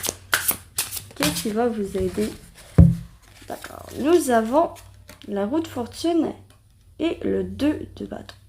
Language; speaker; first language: French; native; French